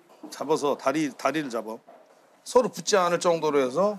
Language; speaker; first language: Korean; native; Korean